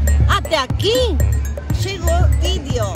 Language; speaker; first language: Portuguese; non-native, learner; Spanish